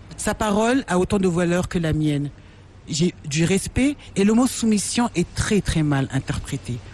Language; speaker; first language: French; non-native, local second language; Lingala